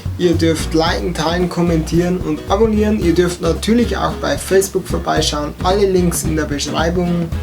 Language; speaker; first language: German; native; German